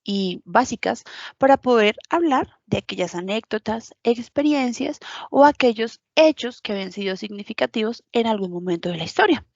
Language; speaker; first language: Spanish; native; Spanish